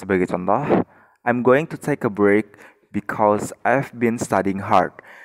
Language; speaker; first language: English; non-native, fluent; Indonesian